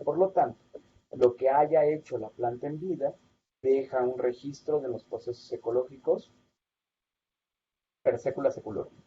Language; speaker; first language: Spanish; native; Spanish